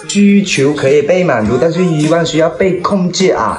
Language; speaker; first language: Chinese; native; Chinese